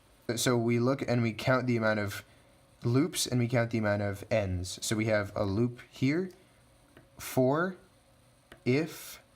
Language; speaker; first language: English; native; English